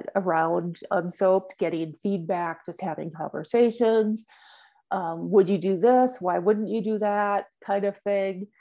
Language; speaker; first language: English; native; English